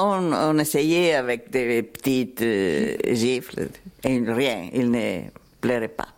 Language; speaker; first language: French; non-native, learner; Italian